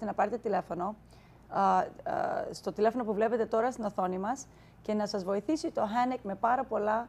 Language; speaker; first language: Greek; early bilingual, heritage; English